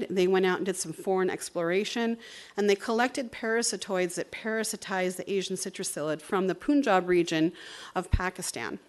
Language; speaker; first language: English; native; English